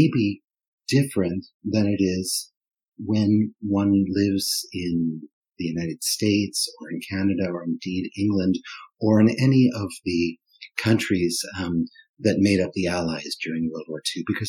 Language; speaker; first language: English; non-native, fluent; German